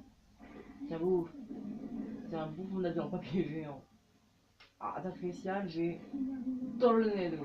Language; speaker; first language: French; native; French